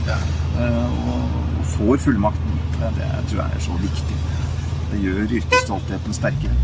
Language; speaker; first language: Norwegian; native; Norwegian